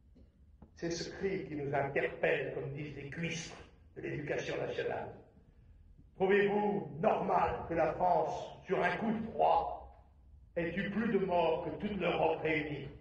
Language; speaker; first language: French; native; French